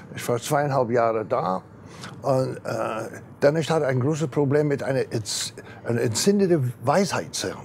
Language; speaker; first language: German; non-native, fluent; English